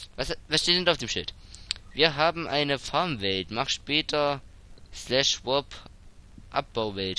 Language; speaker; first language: German; native; German